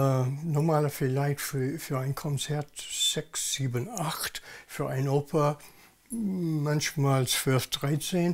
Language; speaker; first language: German; non-native, learner; English